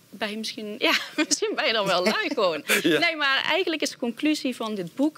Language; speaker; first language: Dutch; native; Dutch